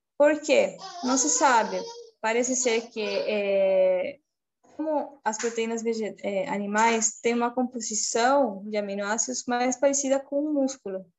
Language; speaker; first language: Portuguese; non-native, fluent; Spanish